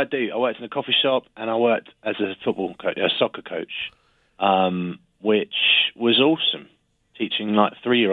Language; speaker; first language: English; native; English